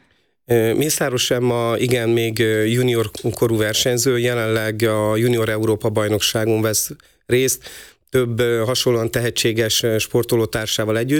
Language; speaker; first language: Hungarian; native; Hungarian